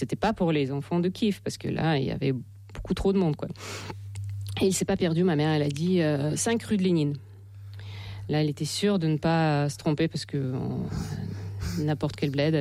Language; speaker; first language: French; non-native, fluent; Russian